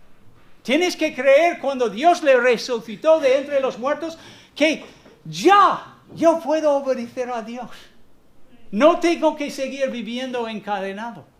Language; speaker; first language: Spanish; non-native, fluent; English